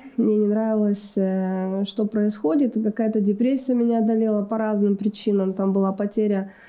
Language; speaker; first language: Russian; native; Russian